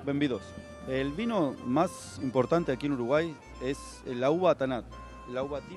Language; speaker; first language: Portuguese; non-native, fluent; Spanish